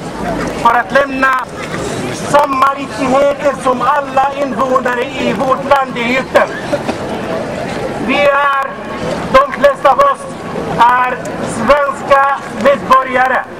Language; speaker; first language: Swedish; non-native, fluent; Arabic